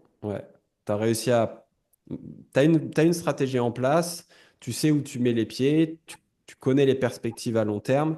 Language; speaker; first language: French; native; French